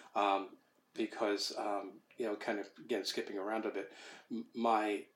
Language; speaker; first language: English; native; English